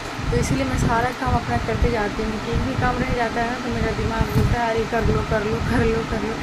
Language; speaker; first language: Hindi; native; Hindi